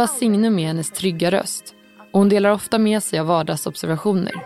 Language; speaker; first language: Swedish; native; Swedish